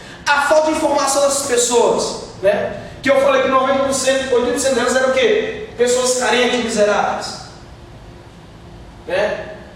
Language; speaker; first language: Portuguese; native; Portuguese